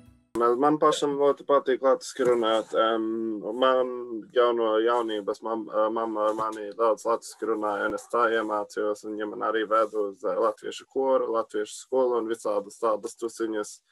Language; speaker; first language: Latvian; early bilingual, heritage; Latvian